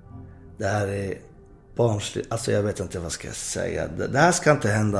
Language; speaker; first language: Swedish; non-native, fluent; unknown